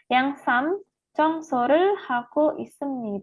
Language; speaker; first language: Korean; non-native, fluent; Indonesian